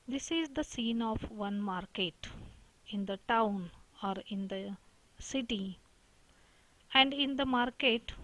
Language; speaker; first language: English; non-native, local second language; Marathi